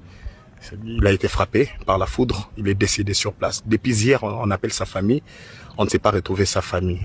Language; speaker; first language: French; non-native, local second language; Lingala